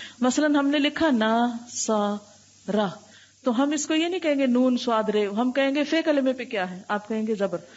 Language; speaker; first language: Urdu; native; Urdu